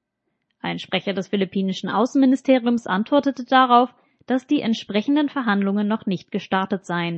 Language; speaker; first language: German; native; German